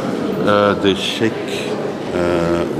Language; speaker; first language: French; non-native, local second language; Dutch